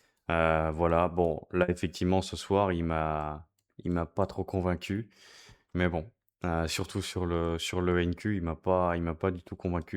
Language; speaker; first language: French; native; French